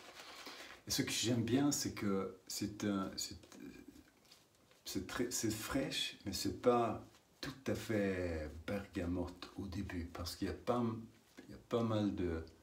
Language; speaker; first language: French; non-native, learner; English